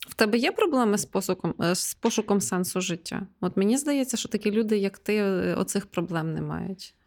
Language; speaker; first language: Ukrainian; native; Ukrainian